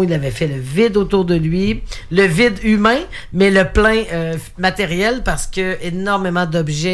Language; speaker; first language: French; native; French